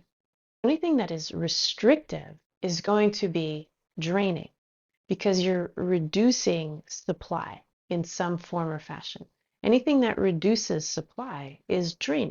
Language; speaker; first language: English; native; English